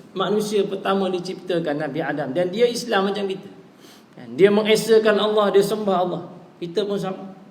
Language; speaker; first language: Malay; native; Malay